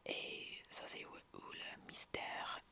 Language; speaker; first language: French; non-native, learner; English